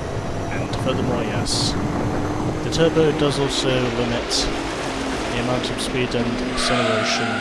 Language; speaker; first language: English; native; English